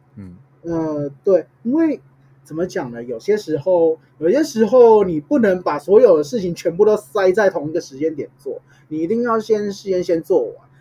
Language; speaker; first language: Chinese; native; Chinese